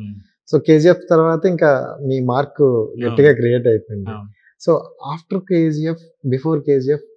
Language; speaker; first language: Telugu; native; Telugu